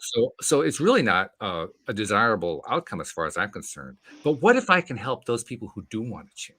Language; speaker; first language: English; native; English